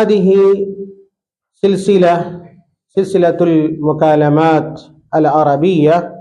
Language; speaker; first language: Arabic; non-native, fluent; Urdu